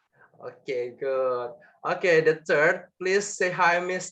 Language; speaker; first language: English; non-native, learner; Indonesian